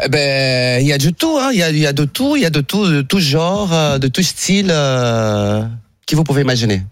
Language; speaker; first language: French; non-native, fluent; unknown